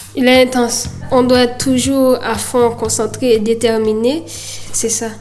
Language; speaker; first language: French; native; French